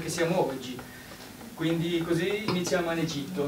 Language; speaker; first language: Italian; non-native, learner; Portuguese